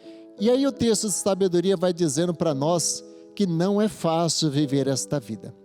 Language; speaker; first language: Portuguese; native; Portuguese